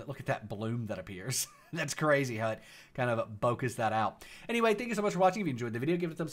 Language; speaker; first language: English; native; English